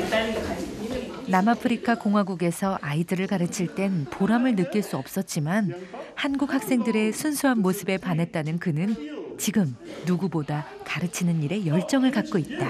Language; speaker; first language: Korean; native; Korean